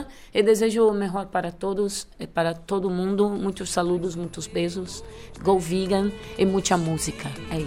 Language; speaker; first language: Spanish; non-native, learner; Portuguese